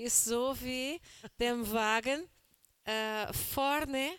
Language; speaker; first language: German; non-native, learner; Portuguese